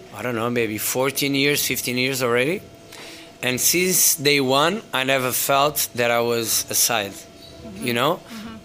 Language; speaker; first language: English; non-native, fluent; Portuguese